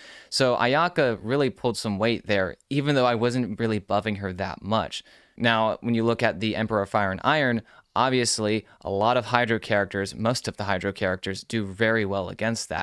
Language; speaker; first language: English; native; English